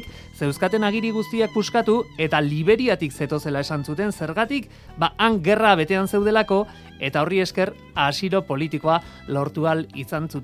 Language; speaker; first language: Basque; native; Basque